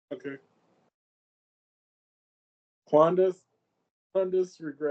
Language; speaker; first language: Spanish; non-native, learner; English